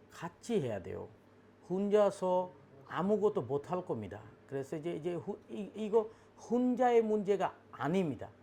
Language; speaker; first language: Korean; non-native, learner; Bangla